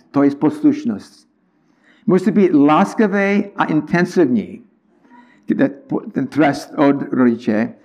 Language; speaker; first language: Czech; non-native, learner; English